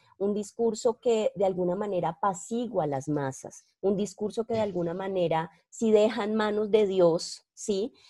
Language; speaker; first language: Spanish; native; Spanish